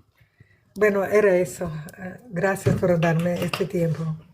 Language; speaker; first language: Spanish; early bilingual, other home language; Portuguese